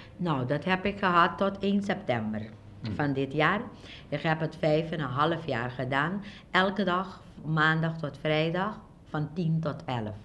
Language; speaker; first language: Dutch; non-native, local second language; Papiamento